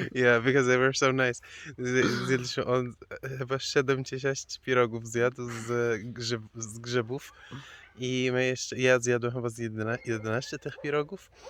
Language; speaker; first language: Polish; non-native, fluent; Persian